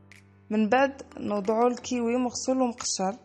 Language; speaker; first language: Arabic; native; Arabic